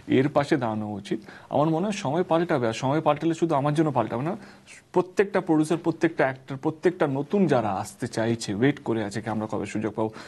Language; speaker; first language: Bangla; non-native, local second language; Hindi